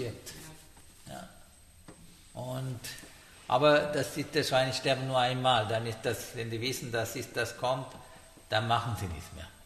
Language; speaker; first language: German; non-native, learner; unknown